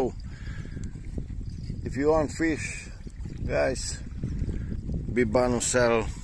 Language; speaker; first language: English; non-native, learner; Romanian